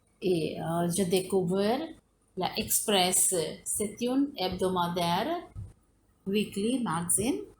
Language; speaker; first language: French; non-native, learner; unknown